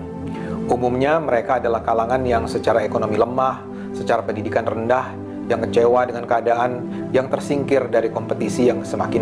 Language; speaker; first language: Indonesian; native; Indonesian